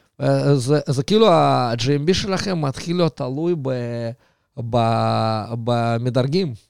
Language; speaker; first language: Hebrew; early bilingual, other home language; Russian